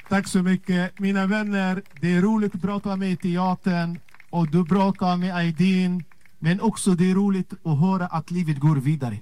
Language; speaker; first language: Swedish; non-native, fluent; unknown